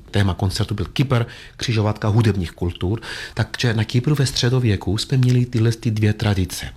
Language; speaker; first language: Czech; non-native, fluent; Greek